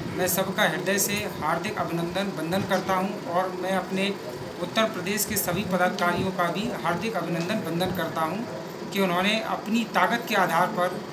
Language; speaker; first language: Hindi; native; Hindi